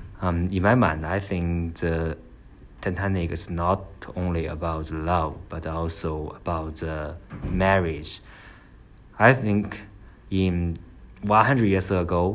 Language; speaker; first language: English; non-native, learner; Chinese